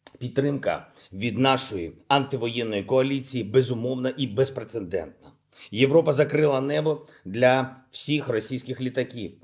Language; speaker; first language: Ukrainian; non-native, local second language; Russian